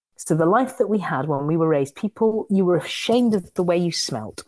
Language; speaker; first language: English; native; English